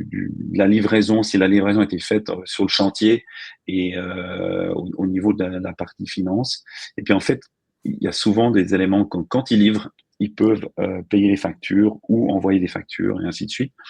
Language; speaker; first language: French; native; French